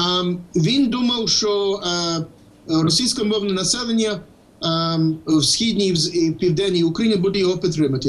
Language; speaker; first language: Ukrainian; early bilingual, heritage; Ukrainian